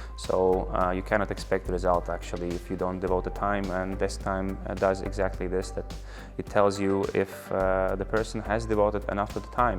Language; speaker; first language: English; non-native, fluent; Latvian